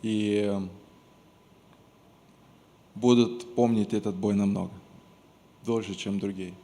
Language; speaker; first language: Russian; non-native, local second language; Romanian